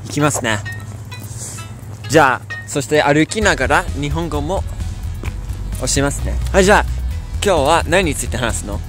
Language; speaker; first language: Japanese; non-native, fluent; English